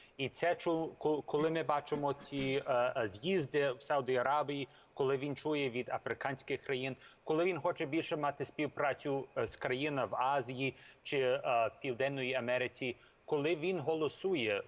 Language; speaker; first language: Ukrainian; early bilingual, heritage; English